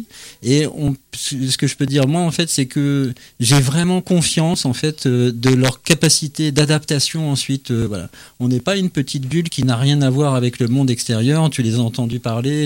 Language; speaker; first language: French; native; French